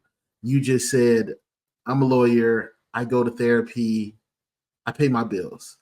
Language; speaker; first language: English; native; English